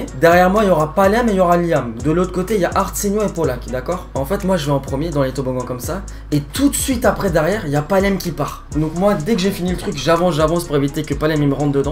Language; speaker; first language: French; native; French